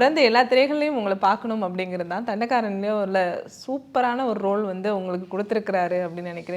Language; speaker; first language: Tamil; native; Tamil